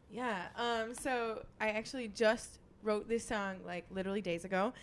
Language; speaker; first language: English; native; English